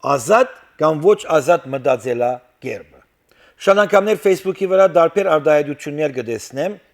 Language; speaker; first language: Armenian; early bilingual, heritage; Armenian